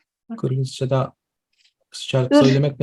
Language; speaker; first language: Turkish; non-native, fluent; Japanese